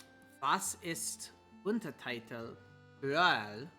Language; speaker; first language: German; non-native, learner; English